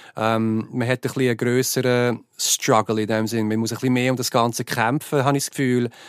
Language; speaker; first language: German; native; German